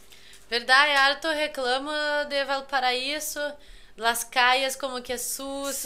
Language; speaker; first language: Spanish; non-native, fluent; Portuguese